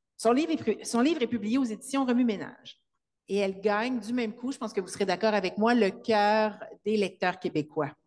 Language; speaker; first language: French; native; French